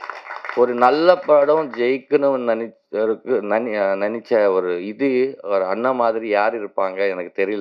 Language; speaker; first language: Tamil; non-native, learner; Telugu